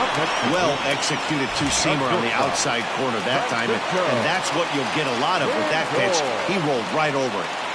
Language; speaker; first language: English; native; English